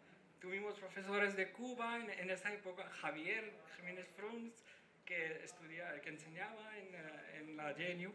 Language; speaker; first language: Spanish; non-native, fluent; Hindi